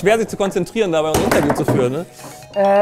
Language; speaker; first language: German; native; German